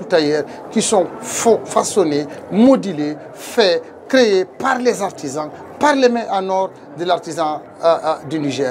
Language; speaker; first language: French; non-native, local second language; Tamasheq